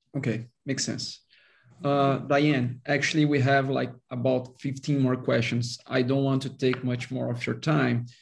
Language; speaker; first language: English; non-native, fluent; Portuguese